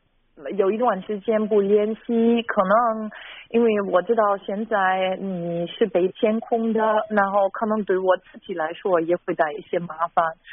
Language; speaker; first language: Chinese; non-native, fluent; German